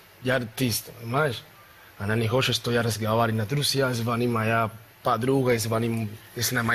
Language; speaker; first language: Russian; non-native, learner; Spanish